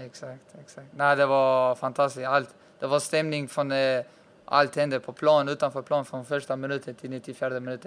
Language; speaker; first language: Swedish; early bilingual, other home language; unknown